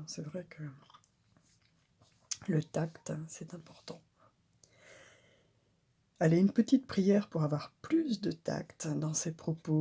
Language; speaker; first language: French; native; French